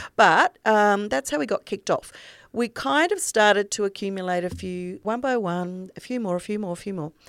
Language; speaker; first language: English; native; English